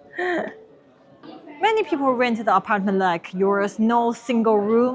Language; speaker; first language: English; non-native, learner; Chinese